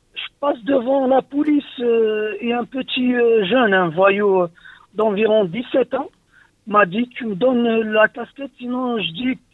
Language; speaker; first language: French; non-native, local second language; Arabic